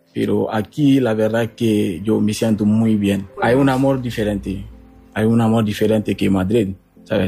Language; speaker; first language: Spanish; non-native, learner; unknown